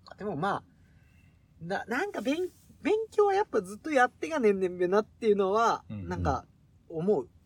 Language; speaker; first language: Japanese; native; Japanese